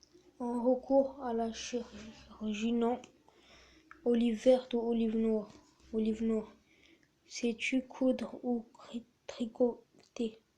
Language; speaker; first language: French; native; French